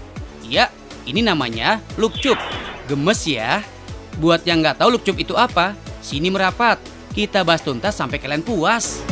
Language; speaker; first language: Indonesian; native; Indonesian